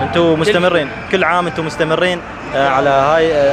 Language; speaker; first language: Arabic; native; Arabic